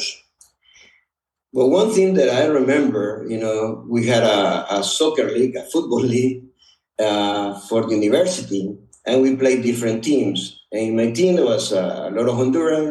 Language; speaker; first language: English; non-native, fluent; Spanish